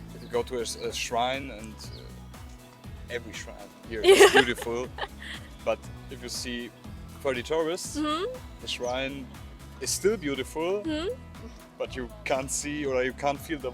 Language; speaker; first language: English; non-native, learner; German